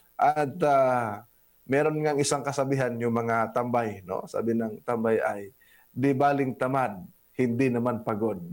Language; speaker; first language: Filipino; non-native, local second language; Cebuano